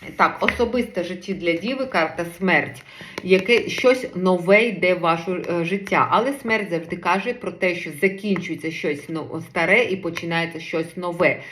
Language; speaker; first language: Ukrainian; non-native, local second language; Russian